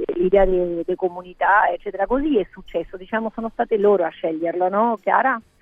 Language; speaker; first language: Italian; non-native, fluent; Spanish